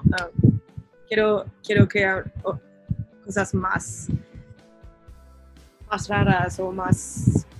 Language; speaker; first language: Spanish; non-native, learner; English